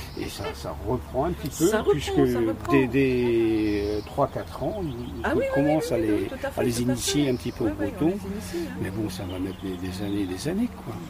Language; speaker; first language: French; native; French